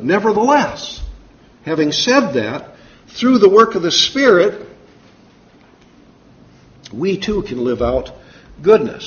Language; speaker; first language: English; native; English